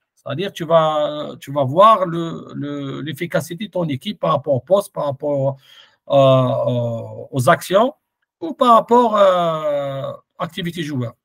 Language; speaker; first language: French; non-native, local second language; Arabic